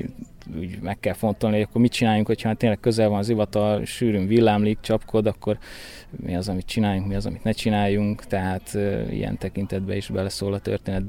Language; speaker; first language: Hungarian; native; Hungarian